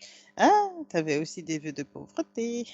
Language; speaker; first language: French; native; French